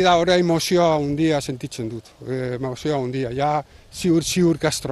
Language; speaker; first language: Basque; non-native, local second language; Spanish